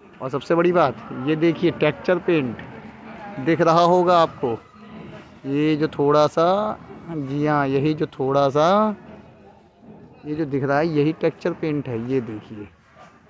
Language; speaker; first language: Hindi; native; Hindi